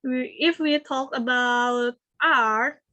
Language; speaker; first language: English; non-native, learner; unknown